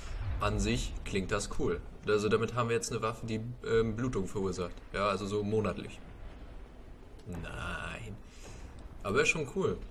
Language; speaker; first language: German; native; German